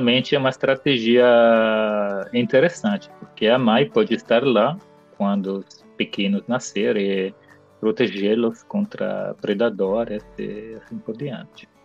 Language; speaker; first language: Portuguese; non-native, fluent; Italian